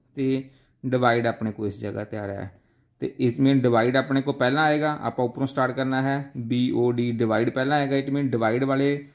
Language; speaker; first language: Hindi; non-native, local second language; Punjabi